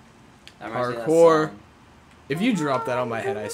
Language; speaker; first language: English; native; English